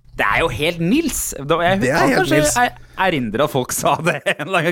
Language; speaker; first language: Norwegian; native; Norwegian